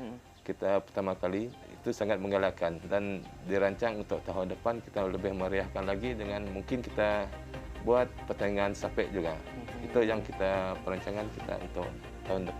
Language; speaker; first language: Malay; non-native, local second language; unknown